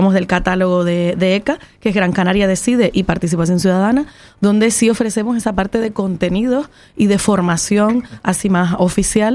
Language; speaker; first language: Spanish; native; Spanish